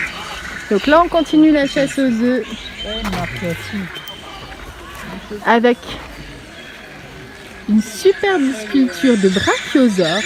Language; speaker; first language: French; native; French